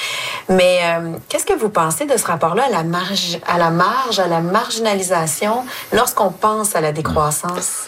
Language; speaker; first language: French; native; French